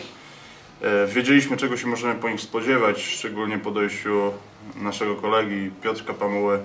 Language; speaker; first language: Polish; native; Polish